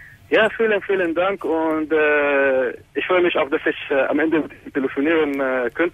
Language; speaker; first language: German; non-native, fluent; Arabic